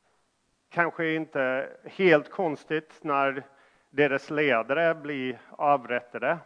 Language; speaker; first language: Swedish; non-native, fluent; English